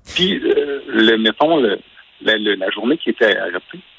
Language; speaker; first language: French; native; French